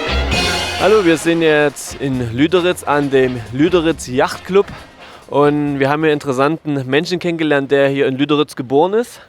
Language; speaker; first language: German; native; German